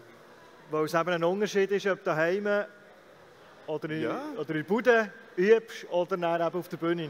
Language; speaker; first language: German; native; German